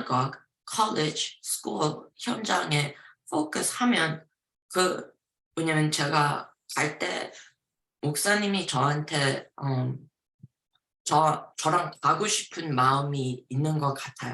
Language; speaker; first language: Korean; early bilingual, heritage; Korean